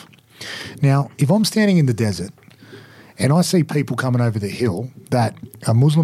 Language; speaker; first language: English; native; English